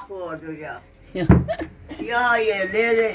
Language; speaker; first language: Dutch; non-native, local second language; Sranan Tongo